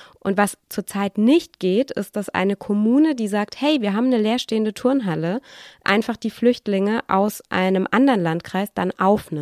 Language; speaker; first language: German; native; German